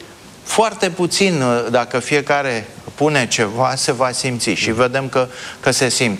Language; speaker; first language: Romanian; native; Romanian